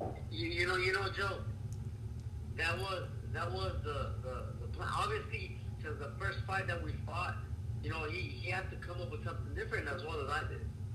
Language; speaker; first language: English; early bilingual, other home language; Spanish